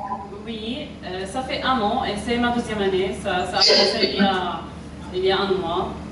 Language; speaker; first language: French; non-native, learner; Arabic